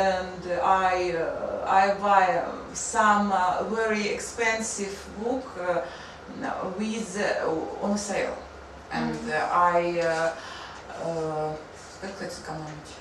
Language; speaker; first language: English; non-native, learner; Russian